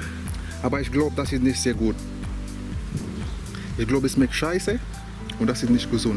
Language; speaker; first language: German; non-native, learner; English